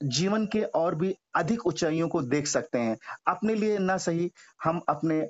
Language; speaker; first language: Hindi; native; Hindi